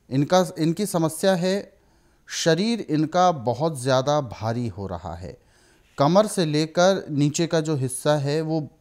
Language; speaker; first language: Hindi; native; Hindi